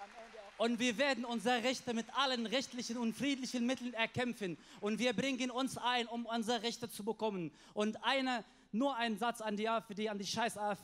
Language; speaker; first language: German; non-native, fluent; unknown